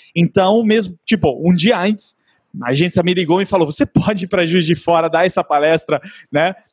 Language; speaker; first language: Portuguese; non-native, fluent; Italian